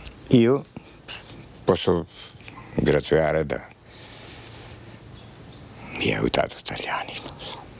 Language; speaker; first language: Italian; non-native, learner; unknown